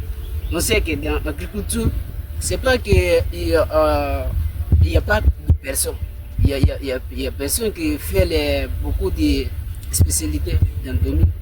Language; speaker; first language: French; non-native, learner; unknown